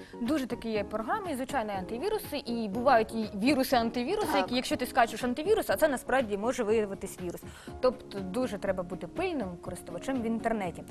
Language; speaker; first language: Ukrainian; native; Ukrainian